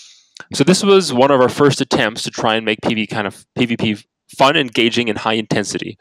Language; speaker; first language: English; native; English